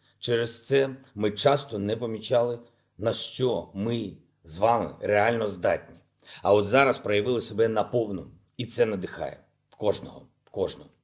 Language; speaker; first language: Ukrainian; non-native, local second language; Russian